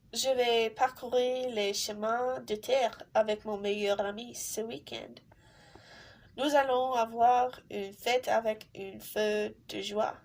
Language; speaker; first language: French; non-native, learner; English